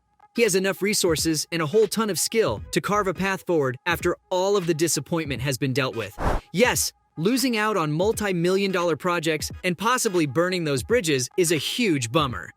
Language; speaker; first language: English; native; English